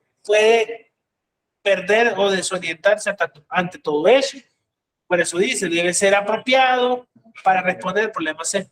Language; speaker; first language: Spanish; native; Spanish